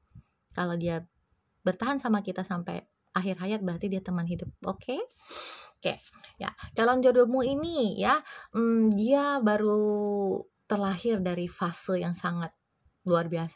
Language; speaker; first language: Indonesian; native; Indonesian